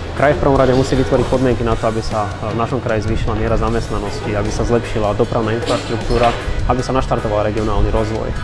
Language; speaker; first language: Slovak; native; Slovak